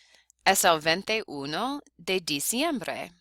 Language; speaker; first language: Spanish; non-native, fluent; English